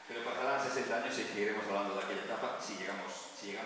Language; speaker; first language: Spanish; native; Spanish